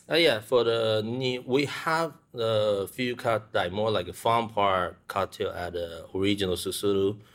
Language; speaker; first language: English; non-native, learner; Chinese